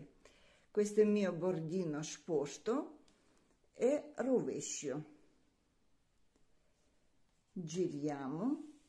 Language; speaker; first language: Italian; non-native, learner; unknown